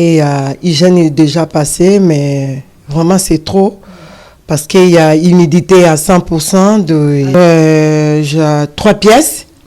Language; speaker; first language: French; non-native, learner; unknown